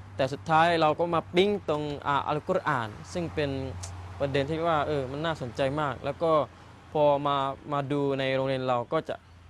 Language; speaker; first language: Thai; non-native, local second language; Malay